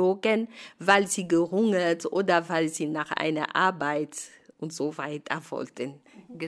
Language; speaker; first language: German; non-native, fluent; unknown